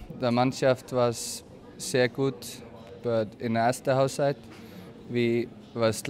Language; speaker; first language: German; non-native, learner; Icelandic